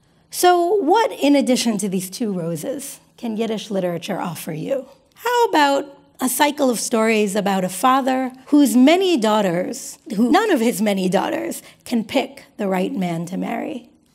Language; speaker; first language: English; native; English